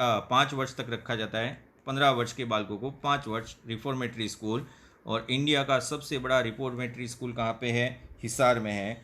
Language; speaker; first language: Hindi; native; Hindi